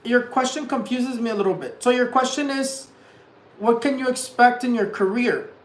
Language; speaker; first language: English; early bilingual, other home language; Spanish